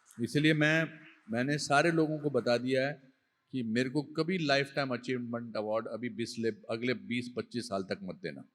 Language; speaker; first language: Hindi; native; Hindi